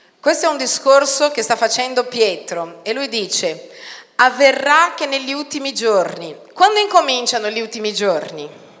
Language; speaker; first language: Italian; non-native, fluent; Portuguese